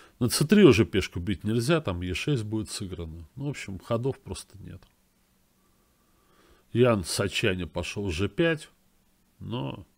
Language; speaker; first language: Russian; native; Russian